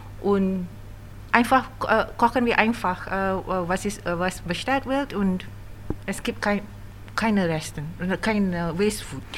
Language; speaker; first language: German; non-native, learner; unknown